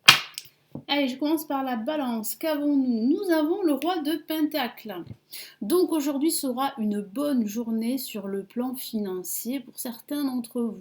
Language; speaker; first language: French; native; French